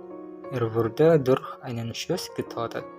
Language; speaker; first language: German; non-native, learner; Indonesian